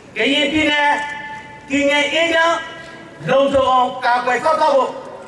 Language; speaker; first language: Burmese; non-native, local second language; S'gaw Karen